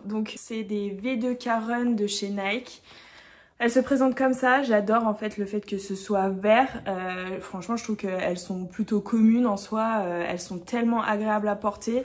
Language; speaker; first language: French; native; French